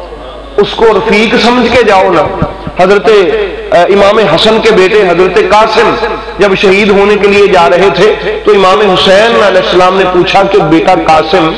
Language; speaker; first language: Hindi; non-native, local second language; Punjabi